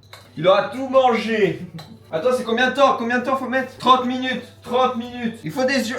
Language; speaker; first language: French; native; French